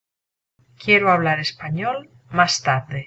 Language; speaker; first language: Spanish; non-native, learner; English